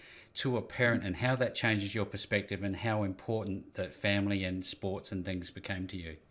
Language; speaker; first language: English; native; English